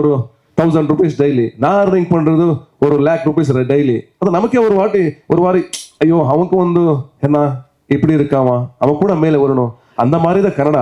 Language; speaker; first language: Tamil; non-native, local second language; Kannada